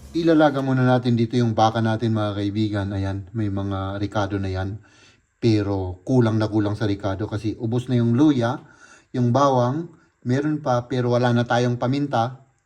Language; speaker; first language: Filipino; native; Filipino